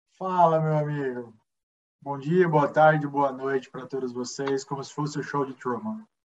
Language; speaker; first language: Portuguese; native; Portuguese